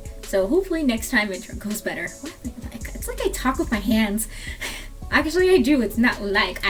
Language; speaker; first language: English; native; English